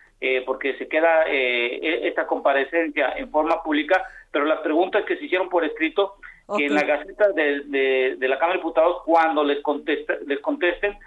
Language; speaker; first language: Spanish; native; Spanish